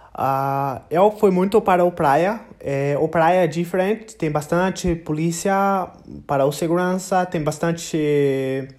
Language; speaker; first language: Portuguese; non-native, learner; English